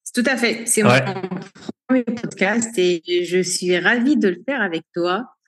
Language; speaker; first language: French; non-native, local second language; Arabic